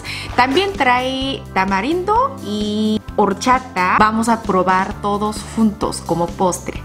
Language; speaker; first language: Spanish; non-native, fluent; Korean